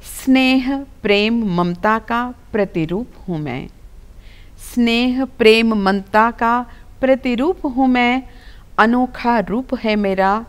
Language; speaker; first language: Hindi; non-native, local second language; Telugu